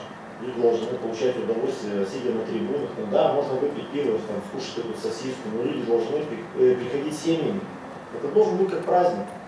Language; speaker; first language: Russian; native; Russian